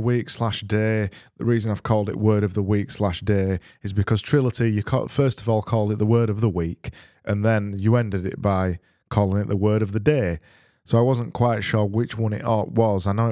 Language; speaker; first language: English; native; English